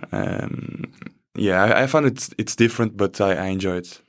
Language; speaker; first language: English; non-native, fluent; Portuguese